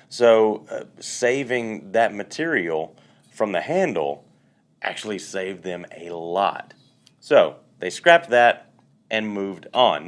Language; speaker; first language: English; native; English